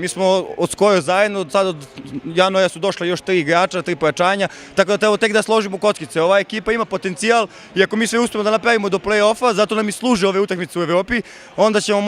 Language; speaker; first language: Serbian; native; Serbian